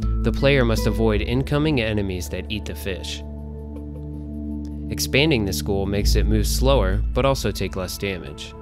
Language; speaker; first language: English; native; English